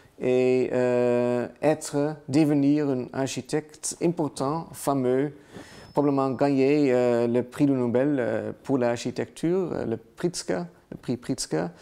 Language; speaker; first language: French; non-native, learner; Dutch